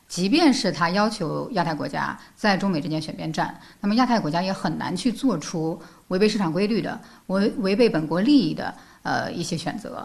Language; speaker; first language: Chinese; native; Chinese